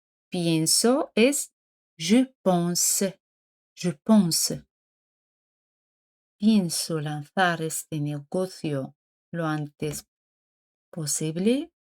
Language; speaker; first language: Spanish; non-native, fluent; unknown